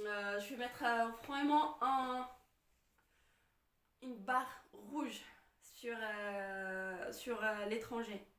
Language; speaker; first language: French; non-native, fluent; Arabic